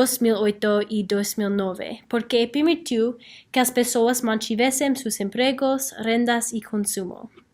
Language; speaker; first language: Portuguese; non-native, learner; English